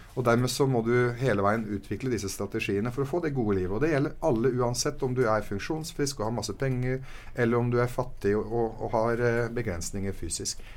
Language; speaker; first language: Norwegian; early bilingual, other home language; Arabic